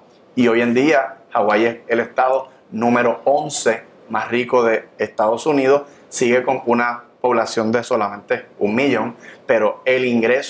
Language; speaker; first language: Spanish; native; Spanish